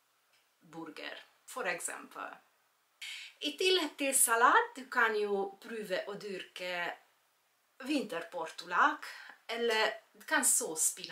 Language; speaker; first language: Norwegian; non-native, fluent; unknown